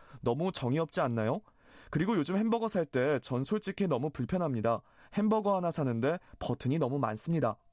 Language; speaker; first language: Korean; native; Korean